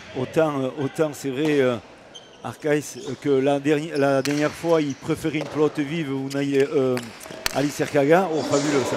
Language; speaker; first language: French; native; French